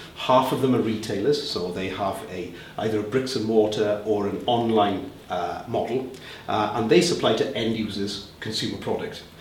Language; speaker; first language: English; native; English